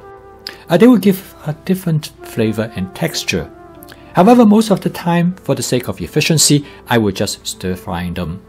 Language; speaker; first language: English; non-native, fluent; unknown